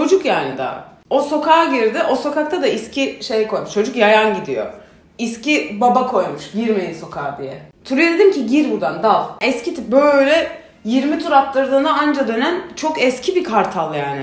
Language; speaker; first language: Turkish; native; Turkish